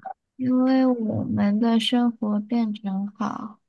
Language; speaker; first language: Chinese; non-native, learner; Vietnamese